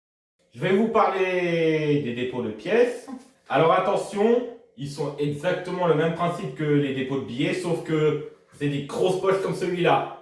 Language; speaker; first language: French; native; French